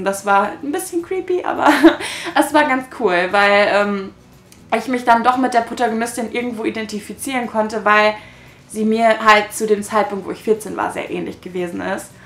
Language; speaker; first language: German; native; German